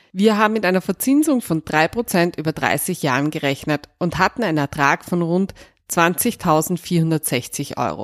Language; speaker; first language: German; native; German